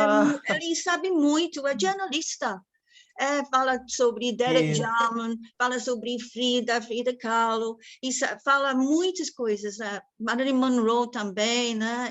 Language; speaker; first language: Portuguese; non-native, fluent; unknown